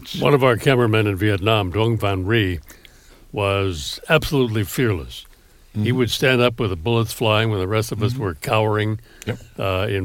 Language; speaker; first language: English; native; English